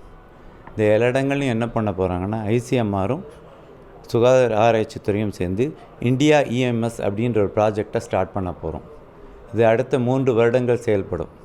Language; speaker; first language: Tamil; native; Tamil